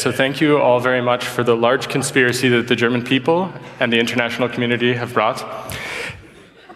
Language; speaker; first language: English; native; English